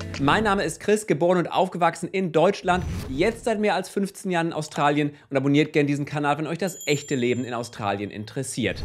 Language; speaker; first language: German; native; German